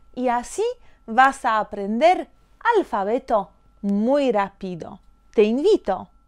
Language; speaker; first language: Spanish; non-native, fluent; Polish